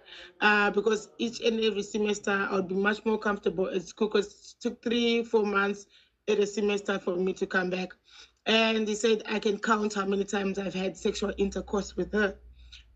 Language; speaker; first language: English; non-native, local second language; Shona